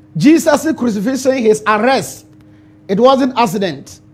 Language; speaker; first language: English; non-native, local second language; Ewe